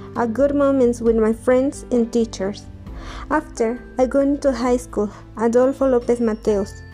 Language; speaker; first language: English; non-native, learner; Spanish